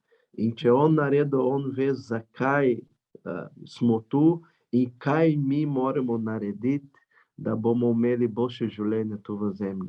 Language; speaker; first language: Slovenian; non-native, learner; Portuguese